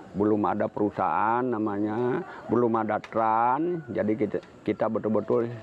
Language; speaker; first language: Indonesian; native; Indonesian